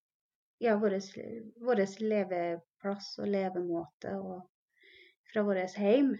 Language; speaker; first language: Norwegian; non-native, local second language; Northern Sami